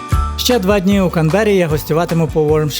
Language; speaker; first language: Ukrainian; native; Ukrainian